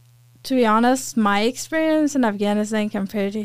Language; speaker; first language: English; non-native, fluent; Persian